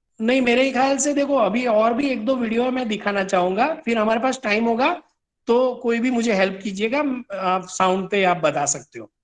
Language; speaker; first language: Hindi; non-native, local second language; Gujarati